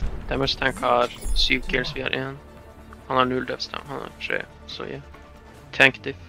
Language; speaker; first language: Norwegian; native; Norwegian